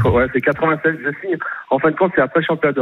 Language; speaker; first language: French; native; French